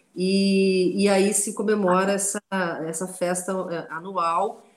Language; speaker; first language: Portuguese; non-native, local second language; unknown